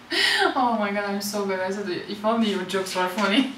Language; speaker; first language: English; non-native, fluent; Turkish